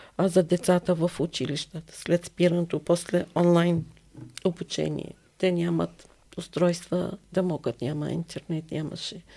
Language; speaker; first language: Bulgarian; non-native, fluent; Arabic